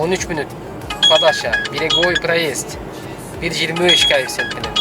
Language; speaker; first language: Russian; non-native, local second language; Kyrgyz